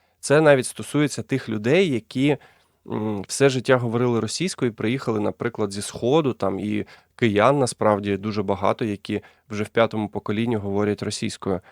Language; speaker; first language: Ukrainian; non-native, local second language; Russian